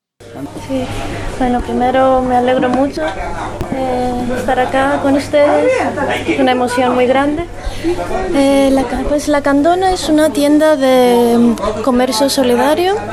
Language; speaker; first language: Spanish; non-native, fluent; Greek